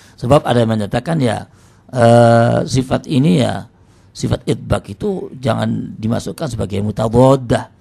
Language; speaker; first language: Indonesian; non-native, local second language; Javanese